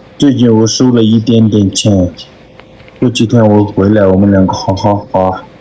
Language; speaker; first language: Chinese; non-native, local second language; Tibetan